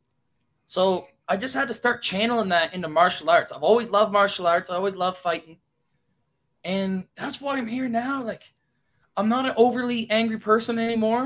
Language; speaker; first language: English; native; English